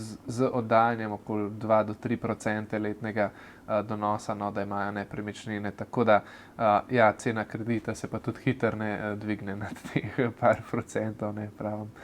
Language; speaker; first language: Slovenian; native; Slovenian